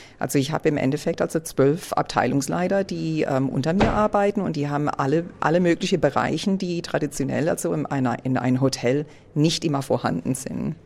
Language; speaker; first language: German; early bilingual, heritage; English